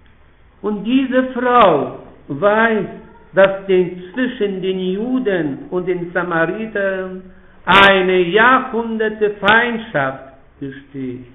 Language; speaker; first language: German; non-native, fluent; Polish